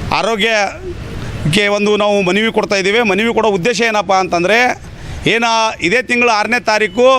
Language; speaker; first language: Kannada; native; Kannada